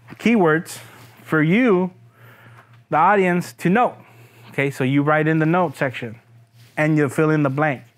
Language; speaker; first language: English; early bilingual, other home language; Spanish